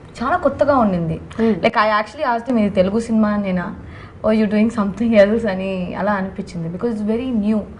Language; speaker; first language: Telugu; native; Telugu